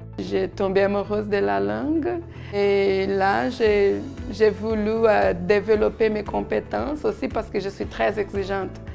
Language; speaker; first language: French; non-native, fluent; Portuguese